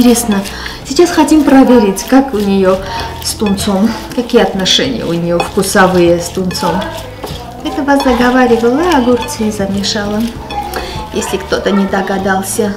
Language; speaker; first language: Russian; non-native, fluent; Armenian